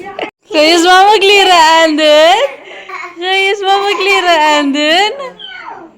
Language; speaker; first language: Dutch; non-native, learner; Filipino